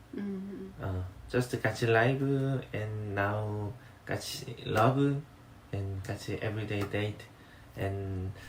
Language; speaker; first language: English; non-native, learner; Korean